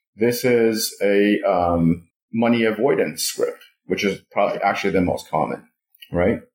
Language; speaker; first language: English; non-native, fluent; Russian